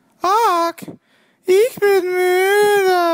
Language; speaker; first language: German; non-native, learner; English